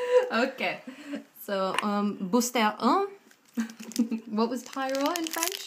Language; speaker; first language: English; native; English